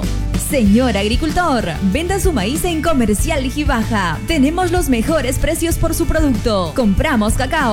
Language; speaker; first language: Spanish; native; Spanish